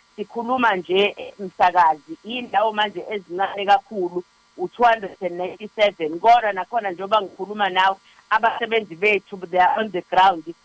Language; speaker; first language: Zulu; native; Zulu